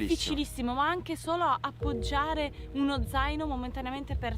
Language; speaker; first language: Italian; native; Italian